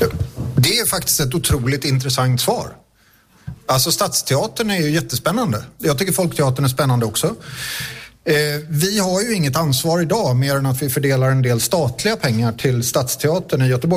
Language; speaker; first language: Swedish; native; Swedish